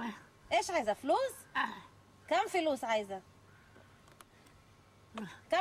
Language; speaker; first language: Arabic; native; Arabic